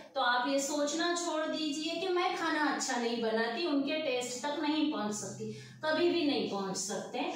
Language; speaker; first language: Hindi; non-native, local second language; Urdu